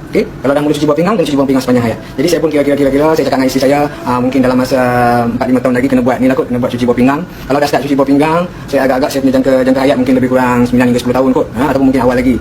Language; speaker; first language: Malay; native; Malay